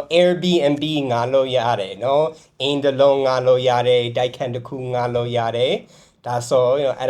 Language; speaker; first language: Burmese; non-native, fluent; English